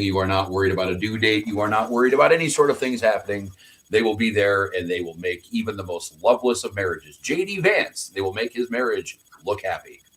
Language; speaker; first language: English; native; English